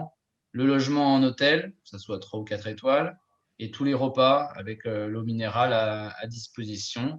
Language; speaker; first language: French; native; French